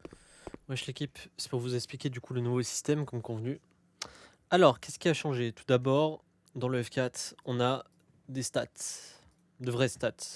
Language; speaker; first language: French; native; French